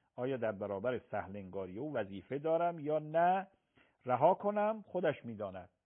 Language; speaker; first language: Persian; native; Persian